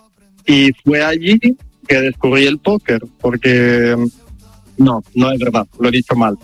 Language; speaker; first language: Spanish; non-native, fluent; Italian